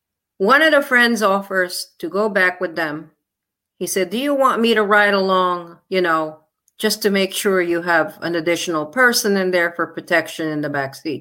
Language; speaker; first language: English; non-native, local second language; Filipino